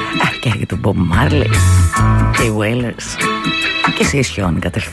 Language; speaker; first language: Greek; native; Greek